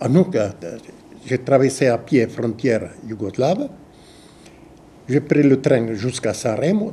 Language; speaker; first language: French; non-native, fluent; Croatian